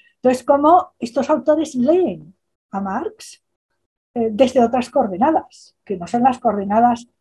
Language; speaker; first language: Spanish; native; Spanish